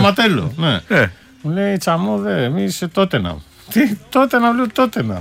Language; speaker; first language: Greek; native; Greek